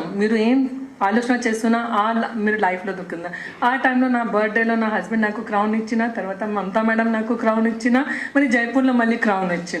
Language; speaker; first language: Telugu; non-native, local second language; Hindi